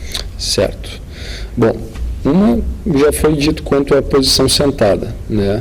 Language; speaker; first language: Portuguese; native; Portuguese